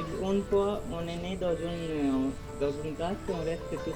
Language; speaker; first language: French; non-native, learner; Hindi